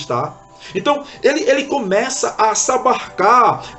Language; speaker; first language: Portuguese; native; Portuguese